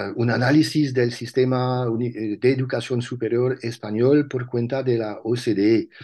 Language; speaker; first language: Spanish; non-native, fluent; French